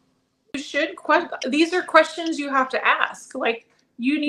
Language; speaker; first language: English; native; English